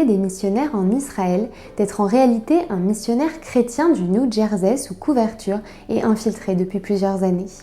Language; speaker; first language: French; native; French